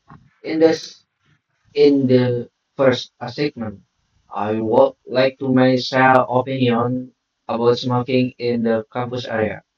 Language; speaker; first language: English; non-native, learner; Indonesian